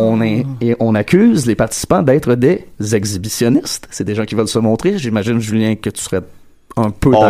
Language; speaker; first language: French; native; French